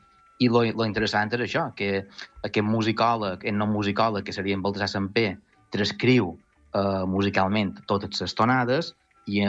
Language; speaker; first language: Catalan; native; Catalan